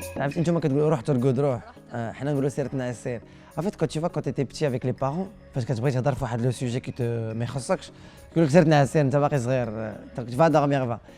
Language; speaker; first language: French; non-native, local second language; Arabic